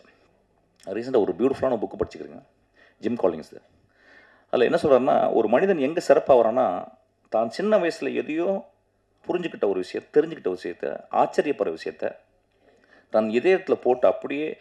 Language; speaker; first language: Tamil; native; Tamil